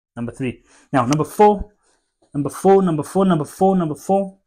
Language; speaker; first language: English; non-native, local second language; Nyanja